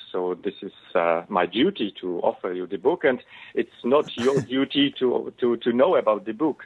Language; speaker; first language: English; non-native, fluent; Polish